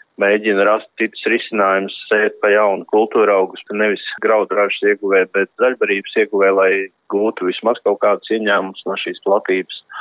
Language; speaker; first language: Latvian; native; Latvian